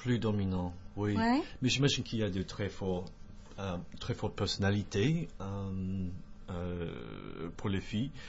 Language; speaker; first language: French; non-native, fluent; English